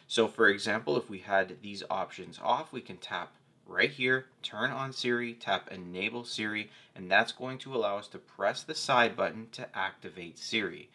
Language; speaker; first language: English; native; English